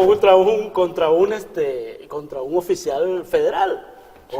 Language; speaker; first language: Spanish; native; Spanish